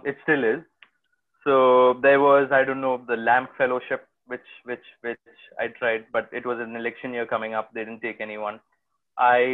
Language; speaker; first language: English; non-native, local second language; Malayalam